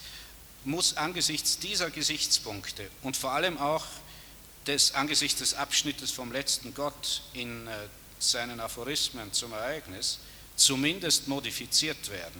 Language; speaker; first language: German; native; German